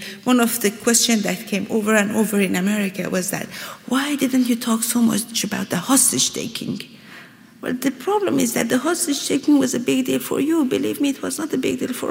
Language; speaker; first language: English; non-native, fluent; Persian